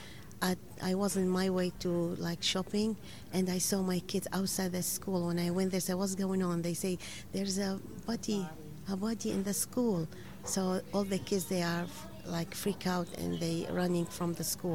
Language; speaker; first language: English; non-native, learner; Arabic